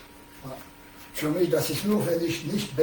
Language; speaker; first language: German; non-native, learner; French